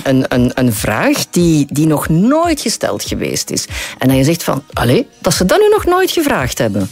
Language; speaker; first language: Dutch; native; Dutch